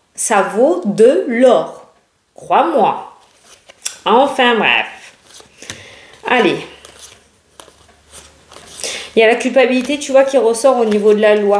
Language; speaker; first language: French; native; French